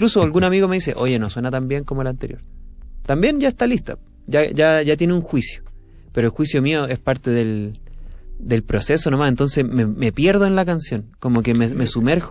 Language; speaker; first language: Spanish; native; Spanish